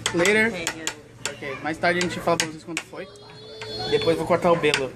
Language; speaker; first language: Portuguese; native; Portuguese